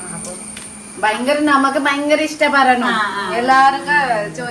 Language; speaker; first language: Malayalam; non-native, learner; Nepali